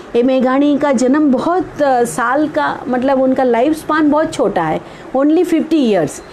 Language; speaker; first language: Hindi; non-native, local second language; Gujarati